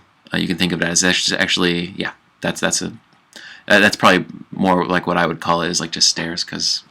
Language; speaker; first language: English; native; English